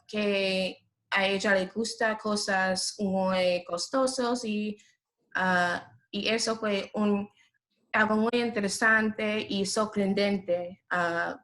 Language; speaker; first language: Spanish; non-native, learner; English